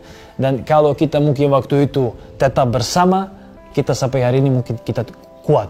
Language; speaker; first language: Indonesian; non-native, fluent; Serbian